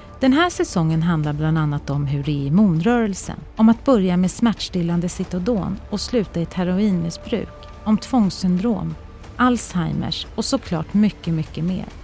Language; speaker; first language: Swedish; native; Swedish